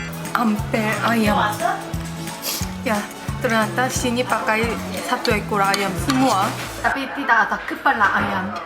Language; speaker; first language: Indonesian; non-native, fluent; Korean